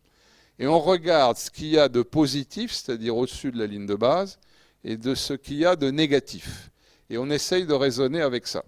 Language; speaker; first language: French; native; French